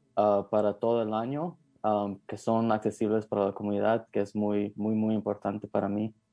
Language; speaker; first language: Spanish; early bilingual, heritage; Spanish